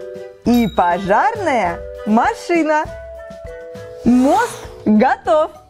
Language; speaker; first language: Russian; native; Russian